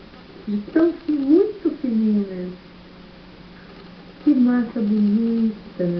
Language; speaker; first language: Portuguese; native; Portuguese